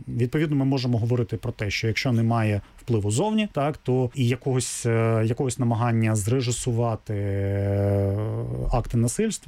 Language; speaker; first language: Ukrainian; native; Ukrainian